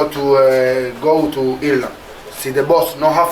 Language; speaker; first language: English; non-native, learner; Spanish